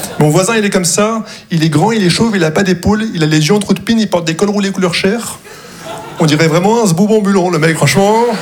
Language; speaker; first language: French; non-native, local second language; Arabic